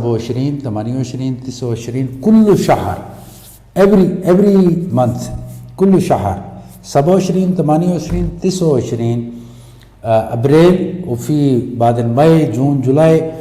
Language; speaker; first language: Arabic; non-native, learner; Urdu